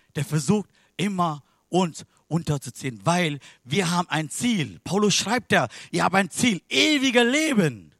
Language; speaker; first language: German; non-native, learner; Sinhala